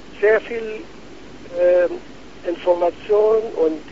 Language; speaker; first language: German; non-native, fluent; Arabic